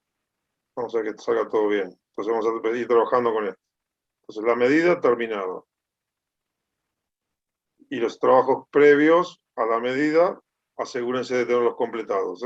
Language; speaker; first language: Spanish; native; Spanish